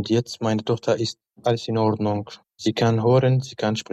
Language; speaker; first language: German; non-native, learner; Arabic